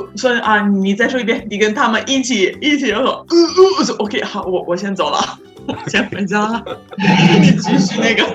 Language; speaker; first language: Chinese; non-native, fluent; Italian